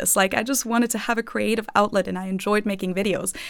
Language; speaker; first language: English; non-native, fluent; German